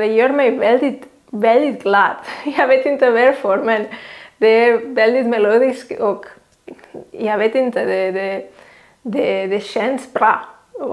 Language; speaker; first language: Swedish; non-native, fluent; Catalan